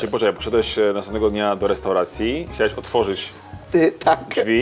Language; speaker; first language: Polish; native; Polish